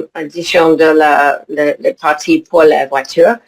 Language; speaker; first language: French; non-native, learner; English